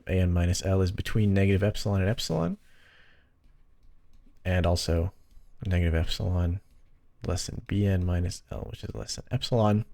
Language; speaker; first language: English; native; English